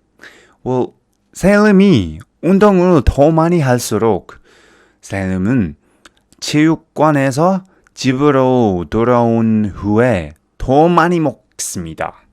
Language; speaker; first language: Korean; non-native, fluent; English